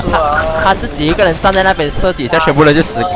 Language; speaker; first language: Chinese; native; Chinese